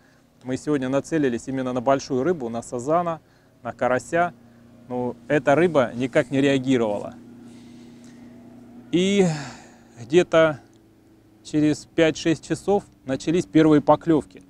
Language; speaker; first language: Russian; native; Russian